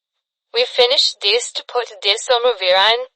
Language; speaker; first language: English; non-native, fluent; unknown